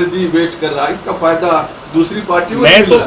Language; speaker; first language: Hindi; native; Hindi